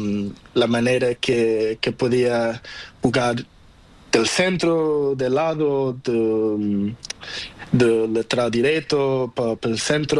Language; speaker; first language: Spanish; non-native, learner; Portuguese